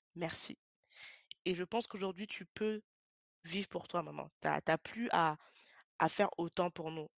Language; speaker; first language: French; native; French